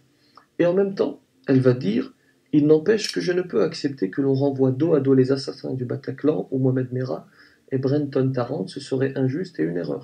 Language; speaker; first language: French; native; French